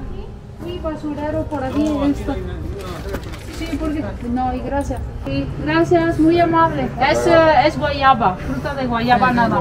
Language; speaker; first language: Spanish; non-native, fluent; Italian